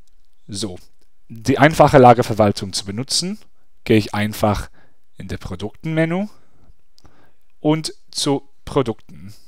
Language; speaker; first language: German; non-native, fluent; English